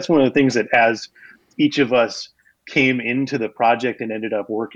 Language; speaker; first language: English; native; English